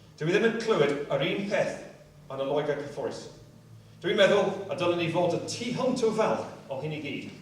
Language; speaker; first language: Welsh; non-native, local second language; English